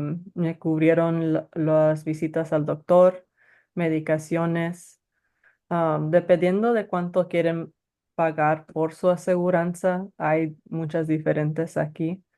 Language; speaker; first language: Spanish; early bilingual, heritage; Spanish